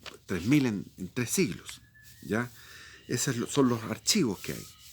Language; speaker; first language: Spanish; native; Spanish